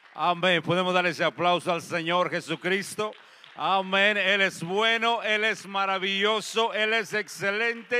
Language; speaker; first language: Spanish; native; Spanish